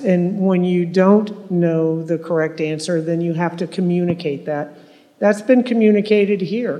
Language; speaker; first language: English; native; English